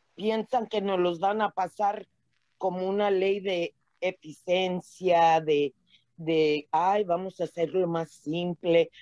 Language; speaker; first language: Spanish; early bilingual, heritage; Spanish